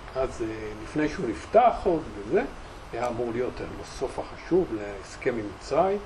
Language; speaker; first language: Hebrew; native; Hebrew